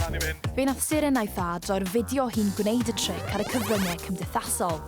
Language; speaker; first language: Welsh; native; Welsh